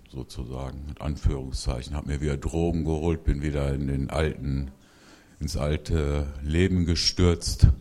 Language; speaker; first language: German; early bilingual, other home language; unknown